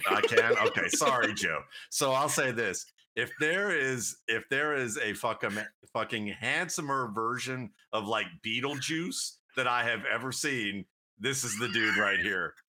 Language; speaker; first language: English; native; English